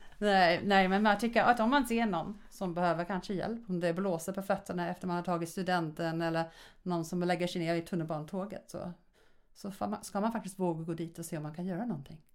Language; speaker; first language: Swedish; non-native, fluent; English